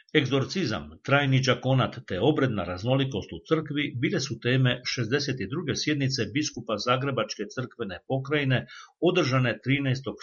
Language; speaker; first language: Croatian; native; Croatian